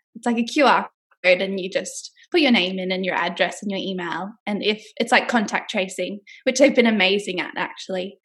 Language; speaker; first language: English; native; English